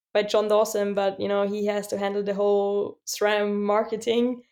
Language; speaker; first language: English; non-native, fluent; German